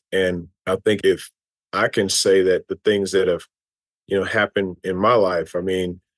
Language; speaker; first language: English; native; English